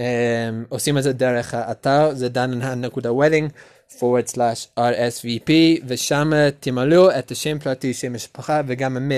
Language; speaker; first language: Hebrew; non-native, learner; English